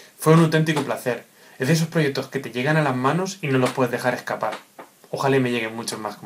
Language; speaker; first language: Spanish; native; Spanish